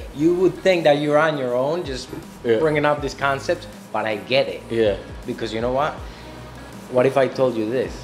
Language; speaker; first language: English; non-native, fluent; Spanish